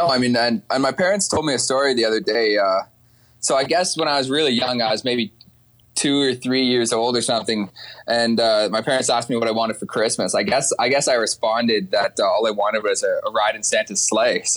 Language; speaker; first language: English; native; English